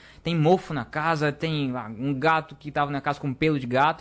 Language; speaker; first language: Portuguese; native; Portuguese